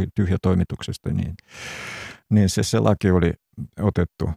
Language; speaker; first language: Finnish; non-native, fluent; Russian